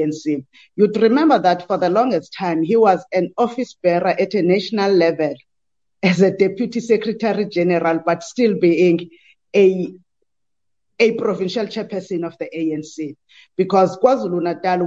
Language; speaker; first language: English; non-native, local second language; Xhosa